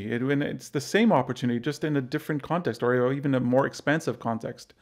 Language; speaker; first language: English; non-native, fluent; Arabic